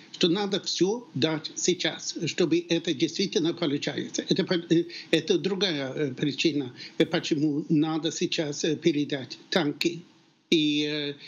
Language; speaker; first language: Russian; non-native, fluent; Swedish